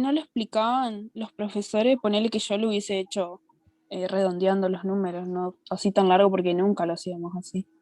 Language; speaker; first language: Spanish; native; Spanish